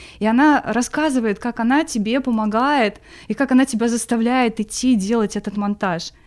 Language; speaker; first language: Russian; native; Russian